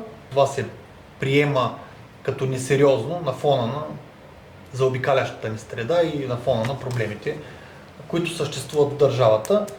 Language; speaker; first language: Bulgarian; native; Bulgarian